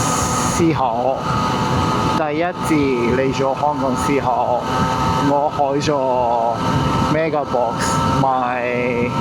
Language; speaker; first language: Cantonese; non-native, learner; Japanese